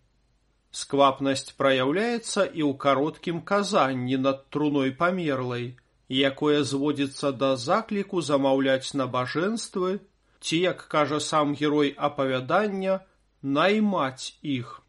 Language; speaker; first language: Belarusian; native; Belarusian